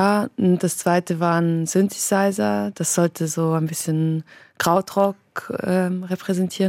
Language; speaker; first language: German; native; German